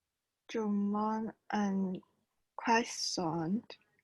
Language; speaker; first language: French; non-native, learner; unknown